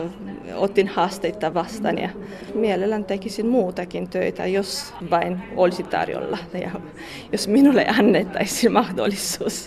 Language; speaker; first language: Finnish; non-native, fluent; Romanian